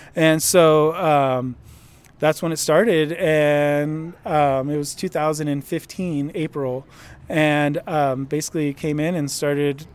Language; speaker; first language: English; native; English